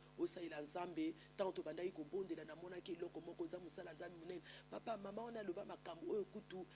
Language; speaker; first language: Lingala; native; Lingala